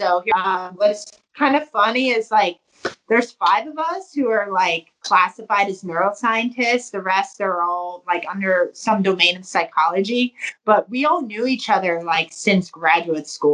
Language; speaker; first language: English; native; English